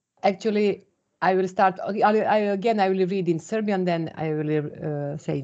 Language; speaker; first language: English; non-native, fluent; Serbian